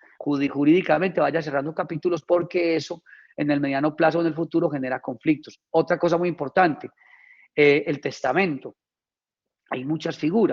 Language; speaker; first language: Spanish; native; Spanish